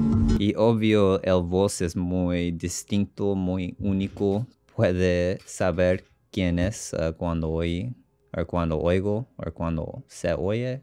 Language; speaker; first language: Spanish; non-native, learner; English